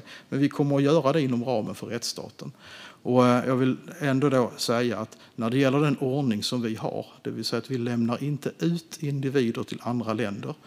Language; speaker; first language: Swedish; native; Swedish